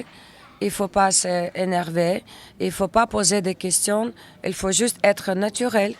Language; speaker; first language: French; non-native, learner; Russian